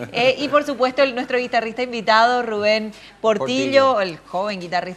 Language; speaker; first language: Spanish; native; Spanish